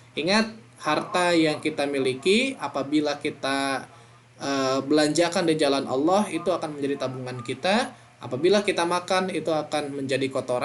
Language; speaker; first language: Indonesian; native; Indonesian